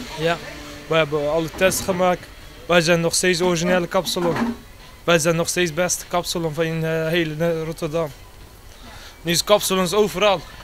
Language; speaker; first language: Dutch; non-native, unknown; Turkish